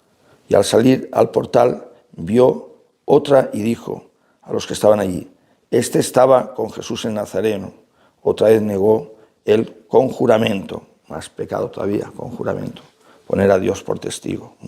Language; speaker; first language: Spanish; native; Spanish